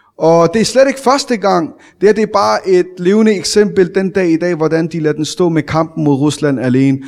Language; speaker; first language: Danish; early bilingual, other home language; Arabic